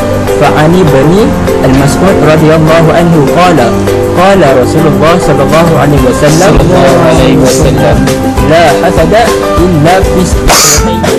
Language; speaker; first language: Arabic; non-native, learner; Malay